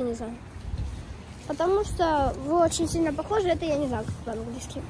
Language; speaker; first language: Russian; early bilingual, heritage; Russian